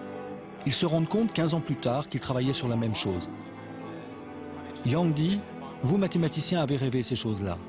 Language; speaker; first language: French; native; French